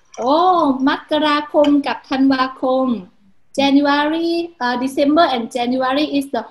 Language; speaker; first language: Thai; native; Thai